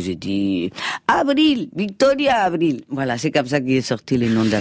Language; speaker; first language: French; non-native, fluent; Spanish